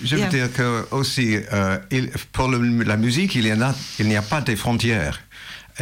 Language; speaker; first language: French; non-native, learner; English